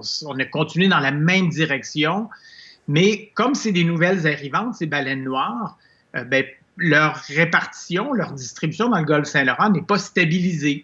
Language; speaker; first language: French; native; French